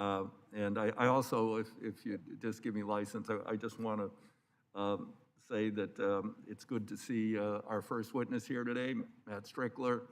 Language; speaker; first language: English; native; English